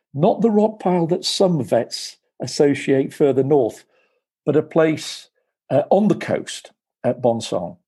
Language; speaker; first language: English; native; English